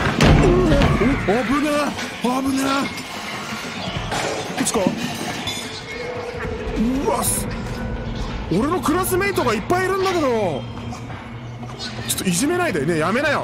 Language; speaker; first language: Japanese; native; Japanese